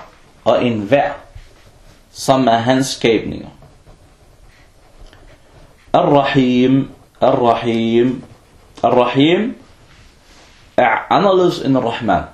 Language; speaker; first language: Danish; non-native, fluent; Arabic